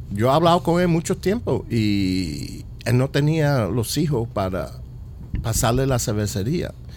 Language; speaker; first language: Spanish; early bilingual, heritage; Spanish